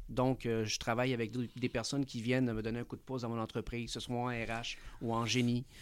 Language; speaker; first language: French; early bilingual, other home language; Spanish